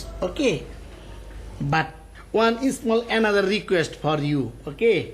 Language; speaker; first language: English; non-native, learner; Bangla